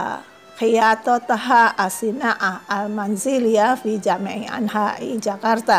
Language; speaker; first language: Arabic; non-native, learner; Indonesian